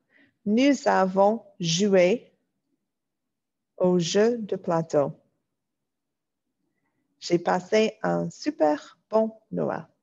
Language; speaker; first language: French; non-native, fluent; English